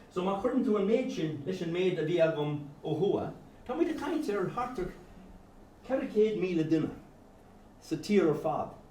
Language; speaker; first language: Irish; non-native, local second language; English